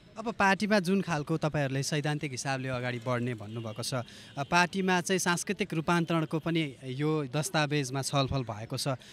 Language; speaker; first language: Nepali; native; Nepali